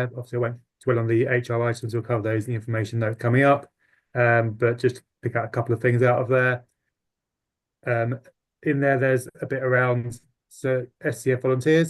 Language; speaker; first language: English; native; English